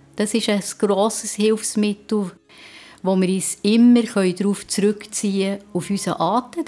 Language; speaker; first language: German; native; German